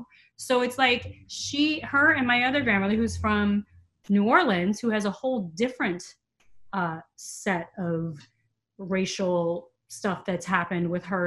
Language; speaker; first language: English; native; English